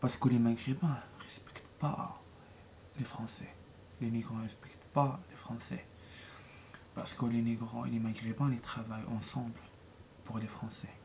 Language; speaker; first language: French; non-native, learner; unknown